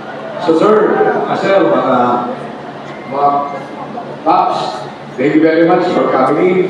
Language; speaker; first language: English; non-native, local second language; Bikol